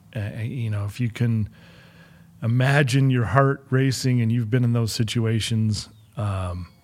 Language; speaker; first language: English; native; English